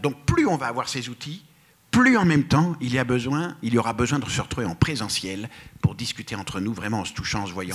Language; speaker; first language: French; native; French